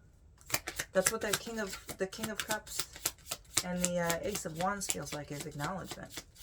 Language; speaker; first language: English; native; English